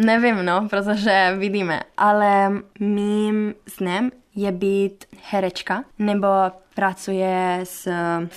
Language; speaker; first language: Czech; non-native, learner; Italian